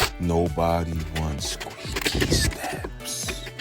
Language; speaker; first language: English; native; English